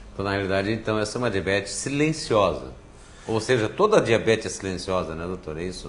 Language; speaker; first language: Portuguese; native; Portuguese